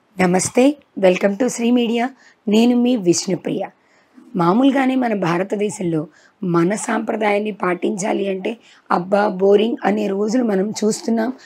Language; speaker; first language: Telugu; native; Telugu